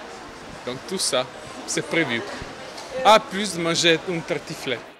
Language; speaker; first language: French; non-native, fluent; Bulgarian